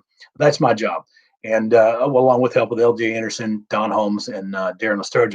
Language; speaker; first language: English; native; English